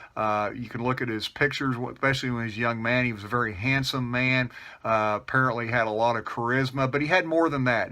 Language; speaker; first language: English; native; English